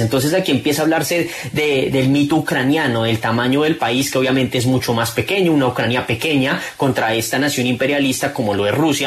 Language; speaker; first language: Spanish; native; Spanish